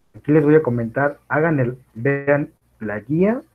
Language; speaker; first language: English; non-native, learner; Spanish